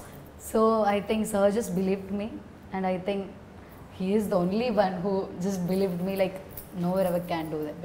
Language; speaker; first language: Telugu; non-native, learner; Malayalam